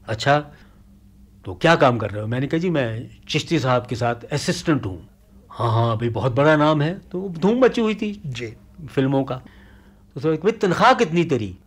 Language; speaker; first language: Hindi; non-native, local second language; Punjabi